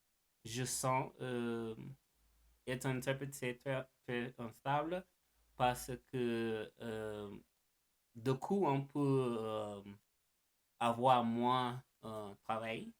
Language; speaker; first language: French; non-native, learner; English